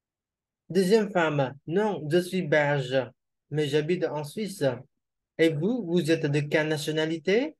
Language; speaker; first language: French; non-native, learner; Khmer